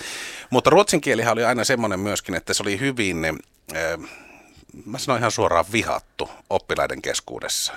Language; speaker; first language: Finnish; native; Finnish